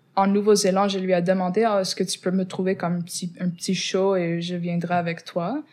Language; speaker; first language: French; non-native, fluent; English